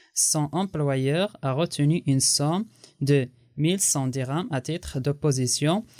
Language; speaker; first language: French; non-native, local second language; Arabic